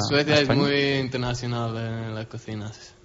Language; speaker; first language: Spanish; non-native, learner; Swedish